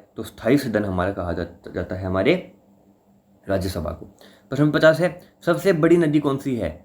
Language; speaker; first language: Hindi; native; Hindi